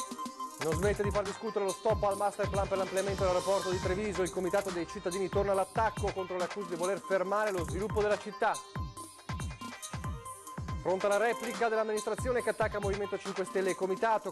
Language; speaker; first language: Italian; native; Italian